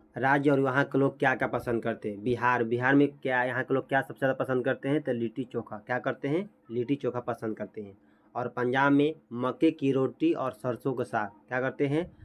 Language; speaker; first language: Hindi; native; Hindi